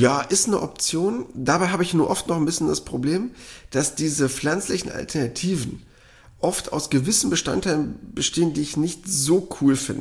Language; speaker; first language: German; native; German